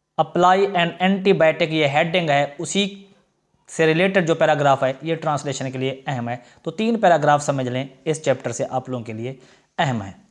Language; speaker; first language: Urdu; non-native, local second language; Punjabi